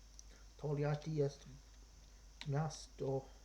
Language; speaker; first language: Polish; non-native, learner; English